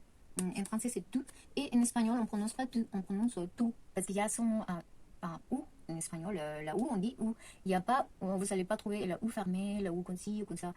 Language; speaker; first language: French; non-native, fluent; Spanish